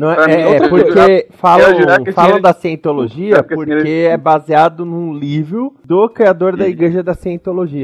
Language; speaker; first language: Portuguese; native; Portuguese